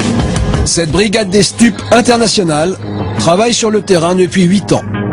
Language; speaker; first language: French; native; French